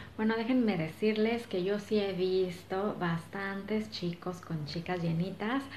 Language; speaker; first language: Spanish; native; Spanish